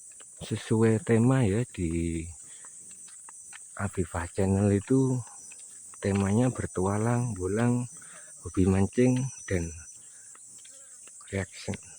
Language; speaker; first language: Indonesian; non-native, local second language; Javanese